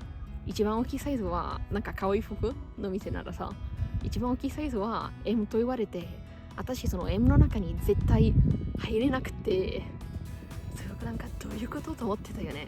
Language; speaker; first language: Japanese; non-native, fluent; Italian